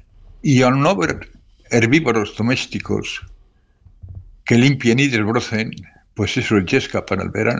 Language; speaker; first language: Spanish; native; Spanish